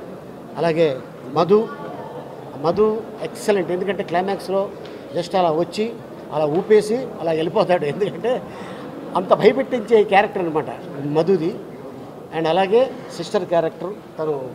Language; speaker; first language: Telugu; native; Telugu